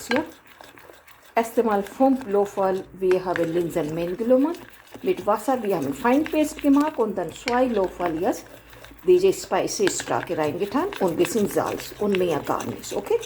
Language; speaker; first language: German; non-native, learner; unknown